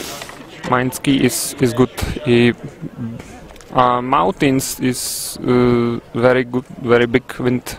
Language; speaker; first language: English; non-native, learner; Czech